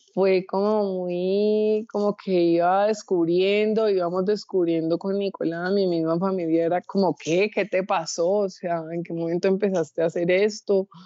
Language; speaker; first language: Spanish; native; Spanish